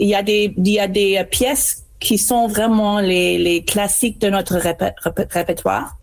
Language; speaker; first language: French; non-native, fluent; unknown